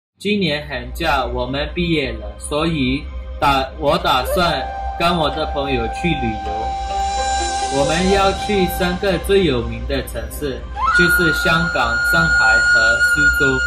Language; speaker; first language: Chinese; non-native, learner; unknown